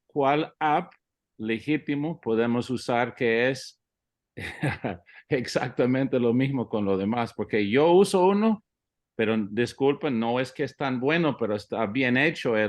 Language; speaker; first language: Spanish; early bilingual, heritage; English